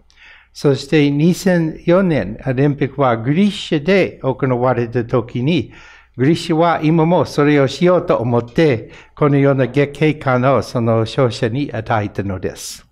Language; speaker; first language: Japanese; non-native, fluent; English